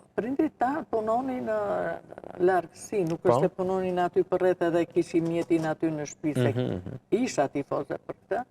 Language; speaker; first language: Albanian; non-native, local second language; Romany